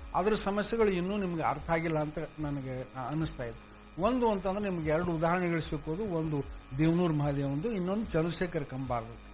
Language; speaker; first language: Kannada; native; Kannada